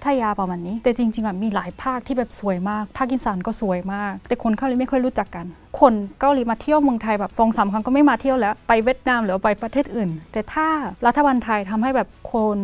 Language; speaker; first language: Thai; non-native, fluent; Korean